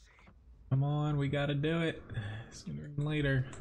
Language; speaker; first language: English; native; English